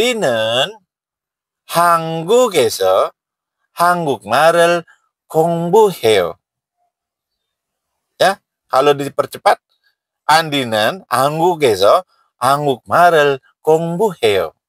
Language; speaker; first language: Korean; non-native, fluent; Indonesian